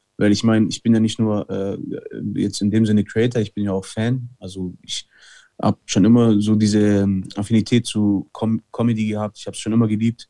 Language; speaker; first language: German; early bilingual, other home language; Italian